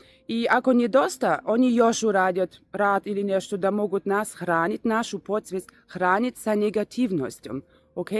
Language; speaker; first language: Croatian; non-native, learner; Russian